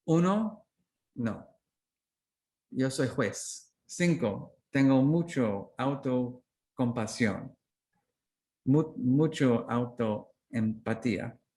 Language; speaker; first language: Spanish; non-native, learner; English